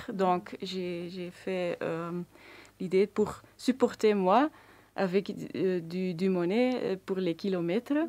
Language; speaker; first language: French; non-native, local second language; Dutch